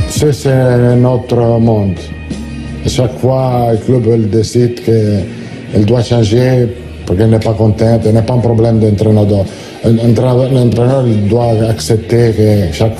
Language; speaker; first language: French; non-native, fluent; Italian